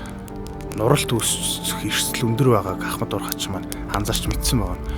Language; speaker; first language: Mongolian; native; Mongolian